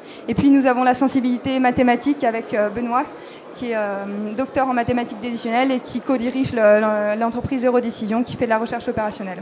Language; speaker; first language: French; native; French